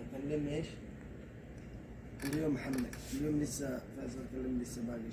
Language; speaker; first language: Arabic; non-native, learner; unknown